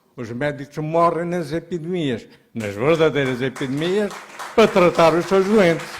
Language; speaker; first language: Portuguese; early bilingual, heritage; Portuguese